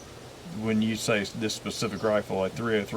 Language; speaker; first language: English; native; English